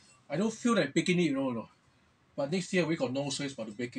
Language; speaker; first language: English; non-native, local second language; Chinese